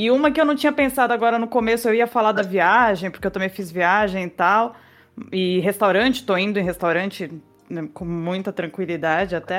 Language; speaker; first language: Portuguese; native; Portuguese